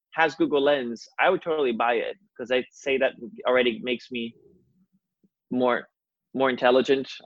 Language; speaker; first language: English; non-native, fluent; Portuguese